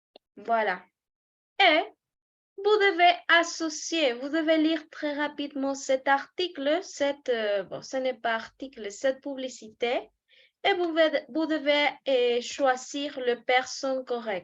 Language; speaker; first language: French; non-native, fluent; Spanish